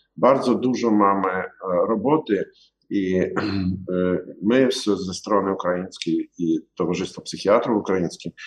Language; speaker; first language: Polish; non-native, learner; Ukrainian